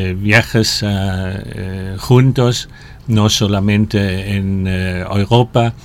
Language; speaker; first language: Spanish; non-native, fluent; German